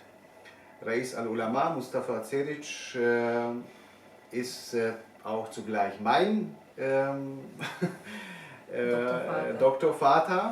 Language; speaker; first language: German; non-native, fluent; Bosnian